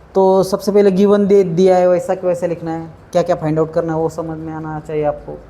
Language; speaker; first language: Hindi; non-native, local second language; Marathi